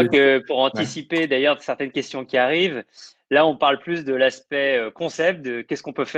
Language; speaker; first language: French; native; French